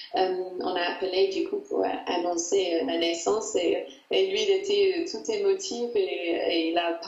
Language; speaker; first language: French; non-native, fluent; English